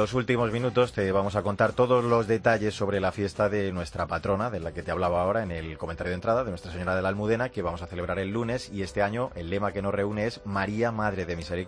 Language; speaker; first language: Spanish; native; Spanish